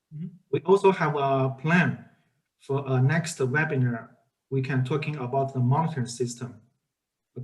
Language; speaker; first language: English; non-native, learner; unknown